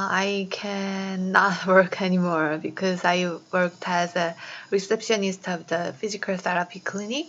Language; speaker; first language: English; non-native, fluent; Korean